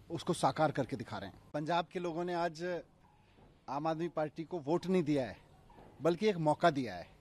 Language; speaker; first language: Hindi; native; Hindi